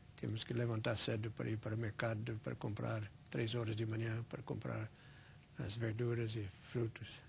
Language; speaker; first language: Portuguese; non-native, fluent; English